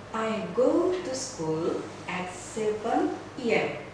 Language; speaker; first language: English; non-native, fluent; Indonesian